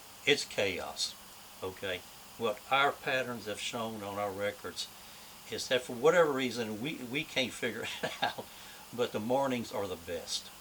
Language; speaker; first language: English; native; English